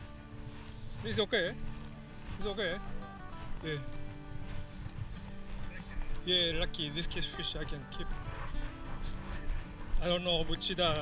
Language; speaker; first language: English; non-native, learner; Japanese